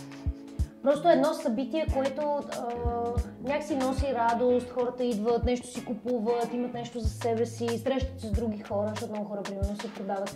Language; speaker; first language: Bulgarian; native; Bulgarian